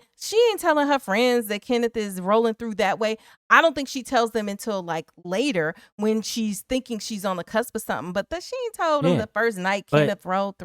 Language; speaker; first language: English; native; English